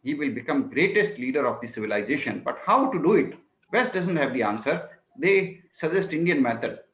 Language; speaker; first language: English; non-native, local second language; Hindi